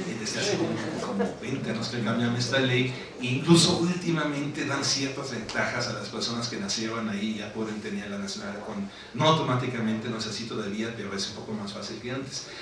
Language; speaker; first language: Spanish; non-native, fluent; German